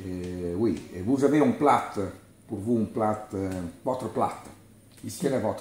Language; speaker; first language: French; non-native, learner; Italian